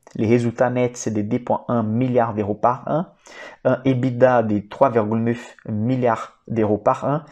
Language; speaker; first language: French; non-native, fluent; Portuguese